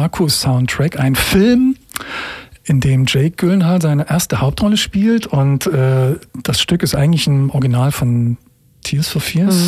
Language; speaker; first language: German; native; German